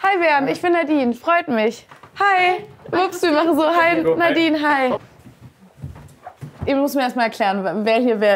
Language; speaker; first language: German; native; German